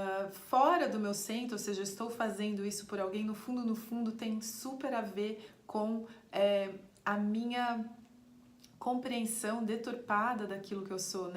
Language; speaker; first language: Portuguese; native; Portuguese